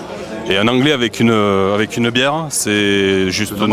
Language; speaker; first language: French; native; French